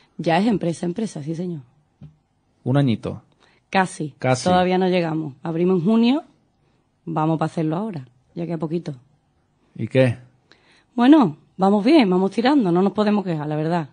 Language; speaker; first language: Spanish; native; Spanish